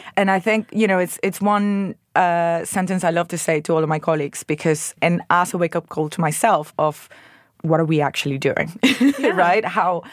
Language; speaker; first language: English; non-native, fluent; Spanish